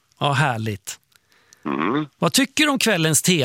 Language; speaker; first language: Swedish; native; Swedish